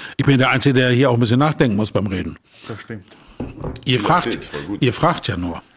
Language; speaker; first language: German; native; German